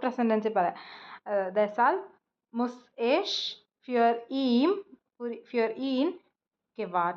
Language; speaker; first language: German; non-native, fluent; Malayalam